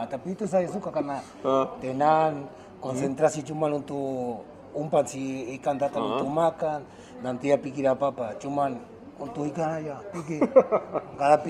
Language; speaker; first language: Indonesian; non-native, fluent; Spanish